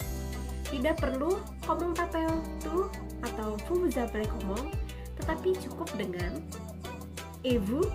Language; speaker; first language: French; non-native, learner; Indonesian